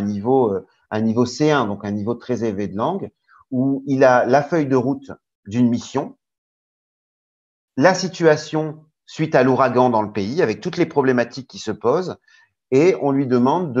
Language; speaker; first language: French; native; French